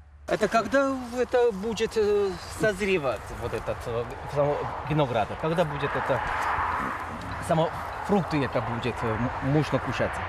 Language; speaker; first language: Russian; non-native, learner; Korean